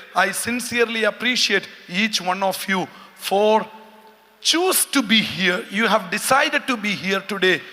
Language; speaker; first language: English; non-native, local second language; Malayalam